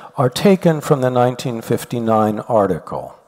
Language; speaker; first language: English; native; English